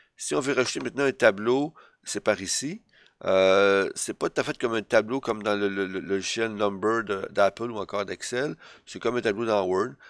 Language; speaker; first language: French; native; French